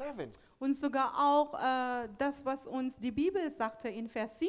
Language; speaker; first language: German; non-native, fluent; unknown